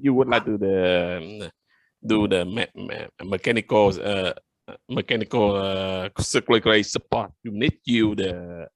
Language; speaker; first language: English; non-native, learner; Vietnamese